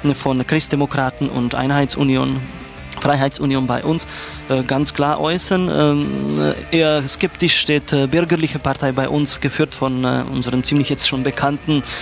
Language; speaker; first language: German; non-native, fluent; Czech